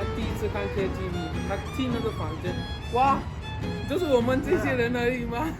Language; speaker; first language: Chinese; non-native, fluent; Hindi